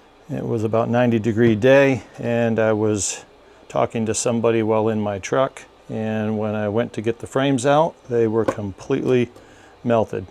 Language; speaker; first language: English; native; English